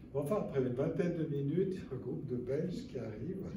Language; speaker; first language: French; native; French